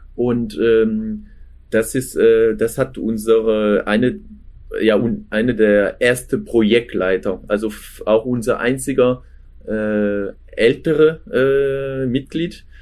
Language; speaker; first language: German; non-native, fluent; French